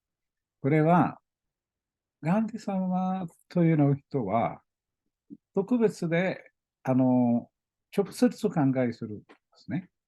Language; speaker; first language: Japanese; non-native, learner; Malayalam